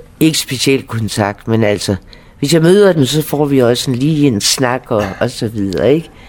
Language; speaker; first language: Danish; native; Danish